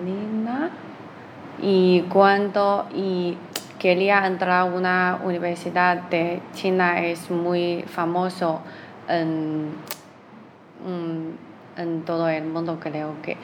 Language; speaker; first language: Spanish; non-native, learner; Chinese